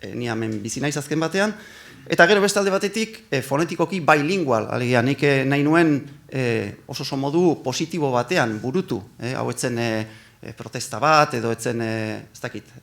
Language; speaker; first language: Basque; non-native, local second language; Spanish